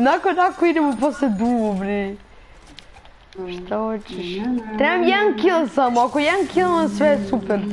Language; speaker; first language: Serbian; early bilingual, heritage; Serbian